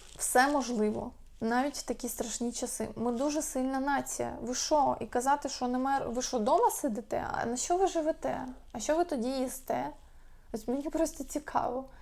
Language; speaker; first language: Ukrainian; non-native, local second language; Russian